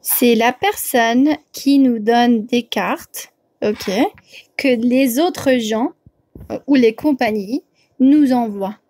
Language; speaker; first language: French; non-native, fluent; English